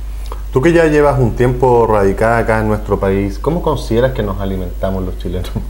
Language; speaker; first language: Spanish; native; Spanish